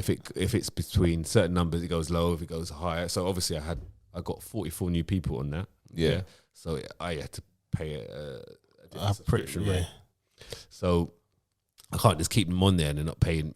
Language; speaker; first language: English; native; English